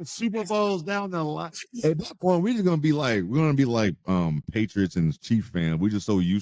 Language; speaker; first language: English; native; English